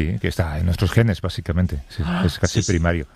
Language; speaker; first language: Spanish; native; Spanish